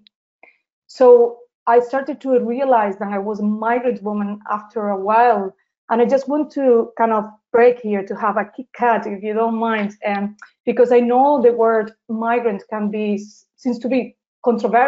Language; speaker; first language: English; non-native, fluent; Spanish